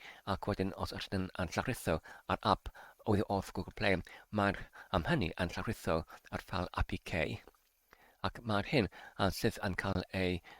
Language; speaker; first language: Welsh; non-native, learner; English